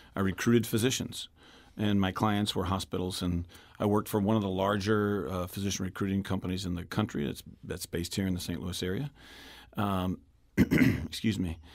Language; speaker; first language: English; native; English